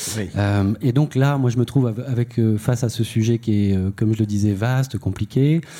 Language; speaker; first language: French; native; French